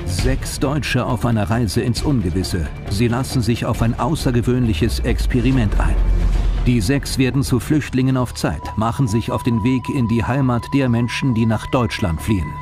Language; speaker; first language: German; native; German